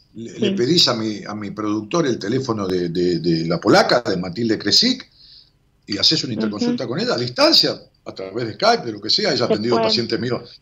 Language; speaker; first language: Spanish; native; Spanish